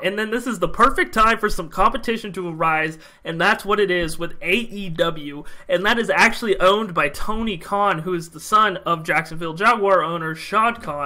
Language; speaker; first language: English; native; English